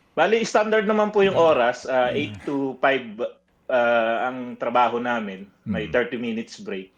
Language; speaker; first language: Filipino; native; Filipino